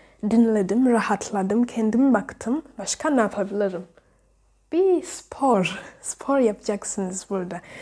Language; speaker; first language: Turkish; non-native, learner; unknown